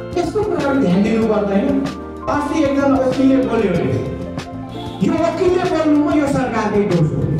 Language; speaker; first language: Nepali; non-native, local second language; Eastern Tamang